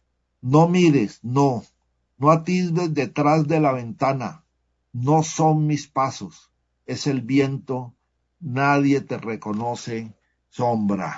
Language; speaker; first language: Spanish; native; Spanish